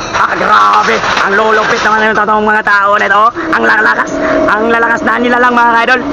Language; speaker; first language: Filipino; non-native, local second language; Cebuano